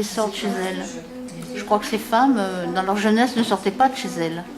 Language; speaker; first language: French; native; French